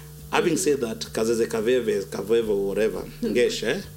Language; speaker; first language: English; non-native, local second language; Luo (Kenya and Tanzania)